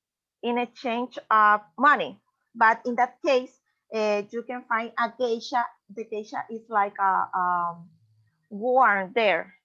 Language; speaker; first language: English; non-native, learner; Spanish